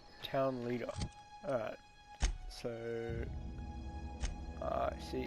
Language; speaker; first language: English; native; English